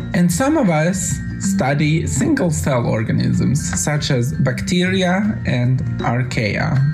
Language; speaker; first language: English; non-native, fluent; Bosnian